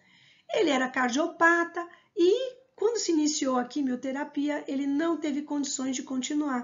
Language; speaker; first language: Portuguese; native; Portuguese